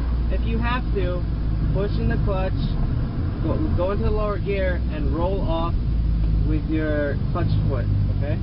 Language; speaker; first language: English; native; English